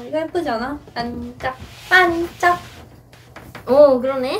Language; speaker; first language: Korean; non-native, fluent; Japanese